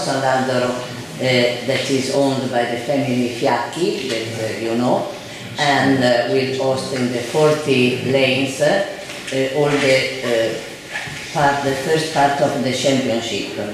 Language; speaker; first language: English; non-native, fluent; Italian